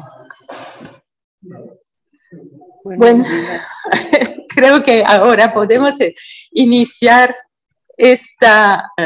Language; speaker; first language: Spanish; non-native, fluent; Italian